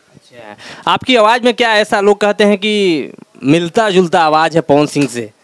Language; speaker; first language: Hindi; native; Hindi